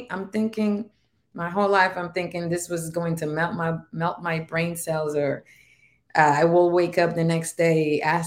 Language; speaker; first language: English; non-native, fluent; Spanish